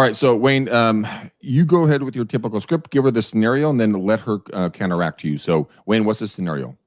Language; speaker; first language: English; native; English